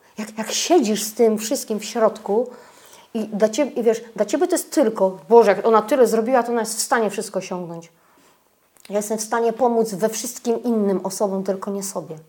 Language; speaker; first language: Polish; native; Polish